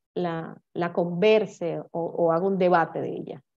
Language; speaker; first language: Spanish; native; Spanish